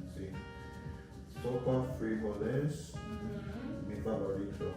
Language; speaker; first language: Spanish; non-native, learner; English